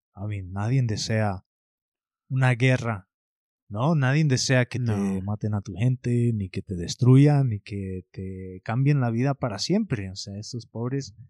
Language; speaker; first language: Spanish; early bilingual, heritage; Spanish